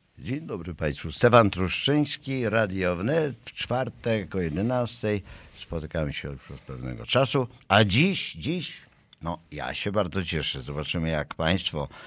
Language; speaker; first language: Polish; native; Polish